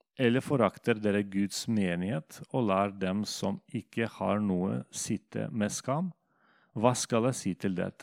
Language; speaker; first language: Norwegian; non-native, fluent; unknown